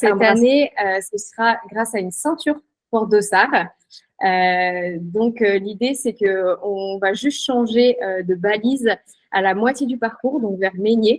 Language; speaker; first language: French; native; French